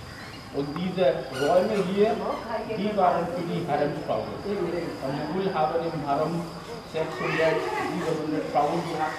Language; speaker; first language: German; non-native, learner; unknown